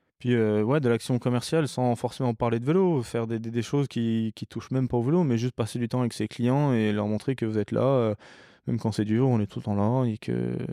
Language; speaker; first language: French; early bilingual, other home language; English